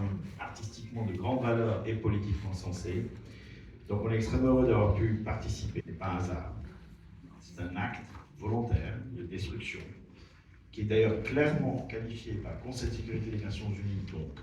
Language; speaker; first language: French; native; French